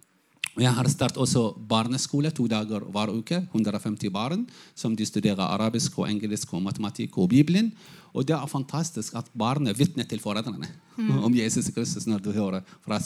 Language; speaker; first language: Norwegian; non-native, fluent; Arabic